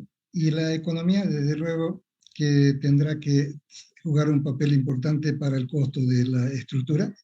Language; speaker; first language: Spanish; native; Spanish